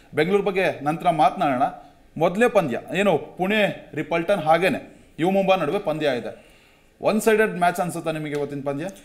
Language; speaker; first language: Kannada; native; Kannada